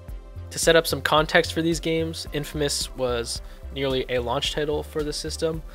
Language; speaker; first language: English; native; English